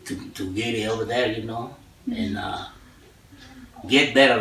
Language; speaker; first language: English; non-native, learner; Spanish